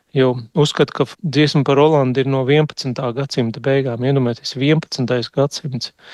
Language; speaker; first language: Latvian; native; Latvian